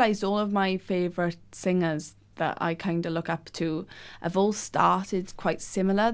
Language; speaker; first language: English; native; English